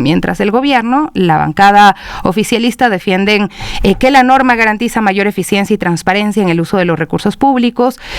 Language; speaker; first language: Spanish; native; Spanish